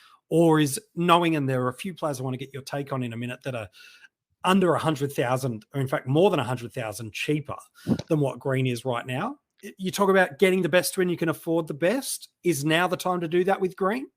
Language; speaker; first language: English; native; English